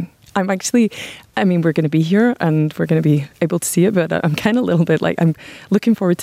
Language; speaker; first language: English; native; English